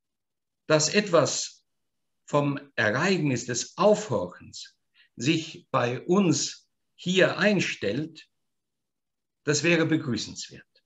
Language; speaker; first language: German; native; German